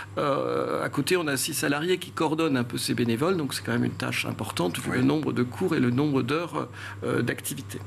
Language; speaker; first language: French; native; French